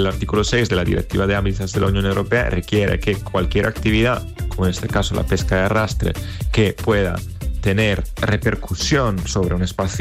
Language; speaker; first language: Spanish; native; Spanish